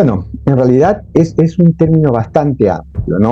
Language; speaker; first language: Spanish; native; Spanish